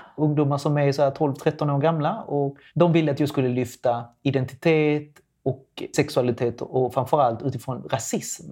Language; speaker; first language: Swedish; non-native, fluent; Spanish